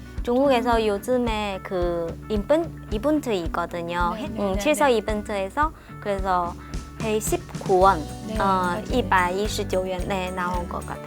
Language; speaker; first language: Korean; non-native, learner; Chinese